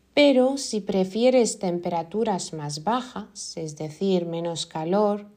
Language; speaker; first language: Spanish; non-native, fluent; Lithuanian